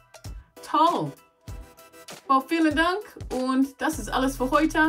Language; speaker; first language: German; non-native, learner; English